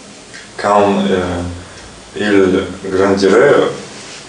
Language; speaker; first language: French; non-native, learner; Russian